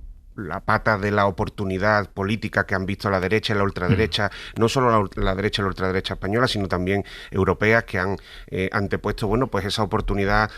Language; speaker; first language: Spanish; native; Spanish